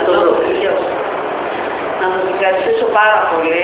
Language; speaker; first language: Greek; native; Greek